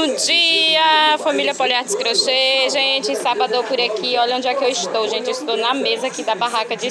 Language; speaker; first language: Portuguese; native; Portuguese